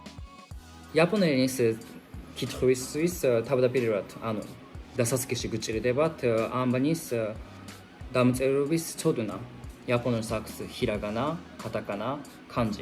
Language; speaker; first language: Georgian; non-native, fluent; Japanese